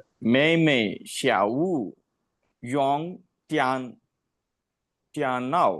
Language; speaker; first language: Chinese; non-native, learner; Tamil